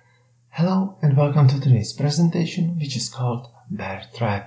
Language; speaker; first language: English; non-native, fluent; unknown